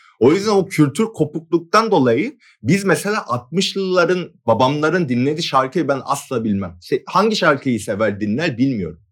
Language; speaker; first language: Turkish; non-native, fluent; Korean